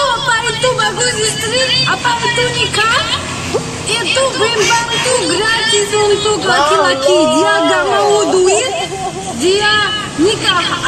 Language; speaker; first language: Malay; non-native, learner; Russian